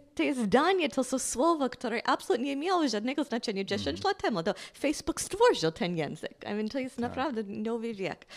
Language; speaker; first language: Polish; non-native, fluent; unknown